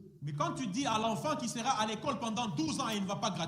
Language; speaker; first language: French; non-native, fluent; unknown